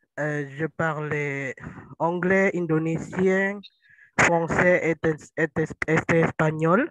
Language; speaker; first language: French; non-native, learner; Indonesian